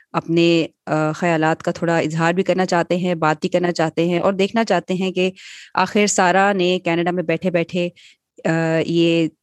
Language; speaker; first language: Urdu; native; Urdu